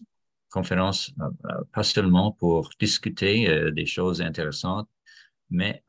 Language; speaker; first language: French; non-native, fluent; English